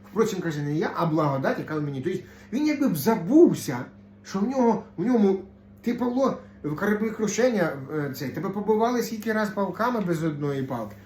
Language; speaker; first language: Ukrainian; non-native, local second language; Russian